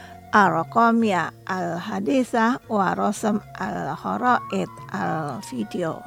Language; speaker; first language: Arabic; non-native, fluent; Indonesian